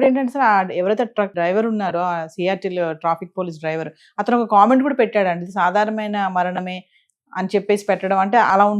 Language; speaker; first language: Telugu; native; Telugu